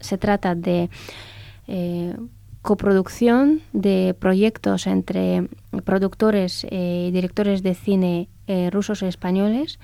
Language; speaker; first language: Spanish; non-native, fluent; Russian